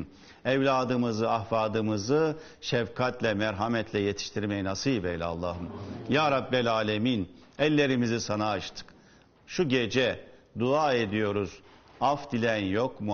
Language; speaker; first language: Turkish; native; Turkish